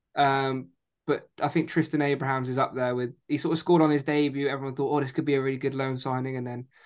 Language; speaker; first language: English; native; English